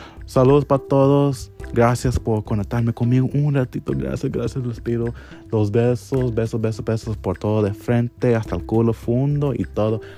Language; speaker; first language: Spanish; early bilingual, heritage; Spanish